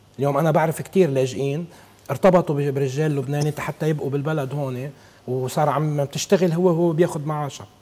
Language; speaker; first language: Arabic; native; Arabic